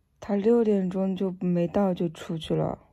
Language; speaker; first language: Chinese; native; Chinese